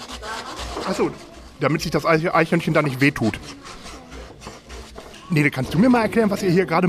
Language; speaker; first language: German; native; German